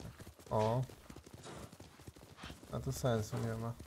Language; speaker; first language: Polish; native; Polish